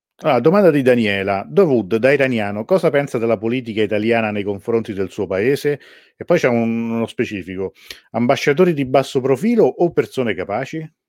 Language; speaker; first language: Italian; early bilingual, other home language; Persian